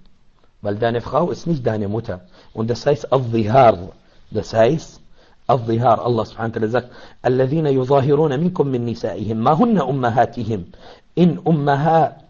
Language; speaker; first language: German; non-native, learner; Arabic